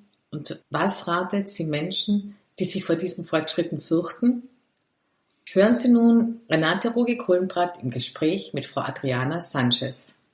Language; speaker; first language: German; native; German